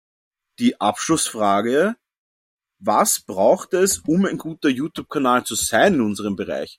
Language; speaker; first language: German; native; German